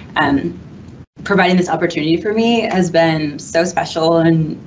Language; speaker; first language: English; native; English